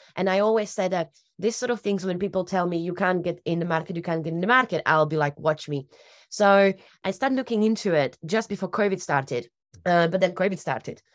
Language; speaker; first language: English; non-native, fluent; Slovak